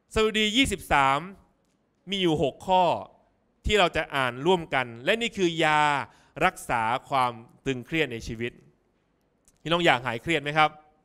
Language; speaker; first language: Thai; native; Thai